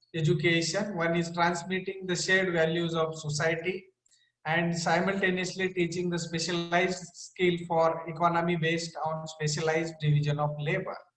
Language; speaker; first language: English; non-native, local second language; Marathi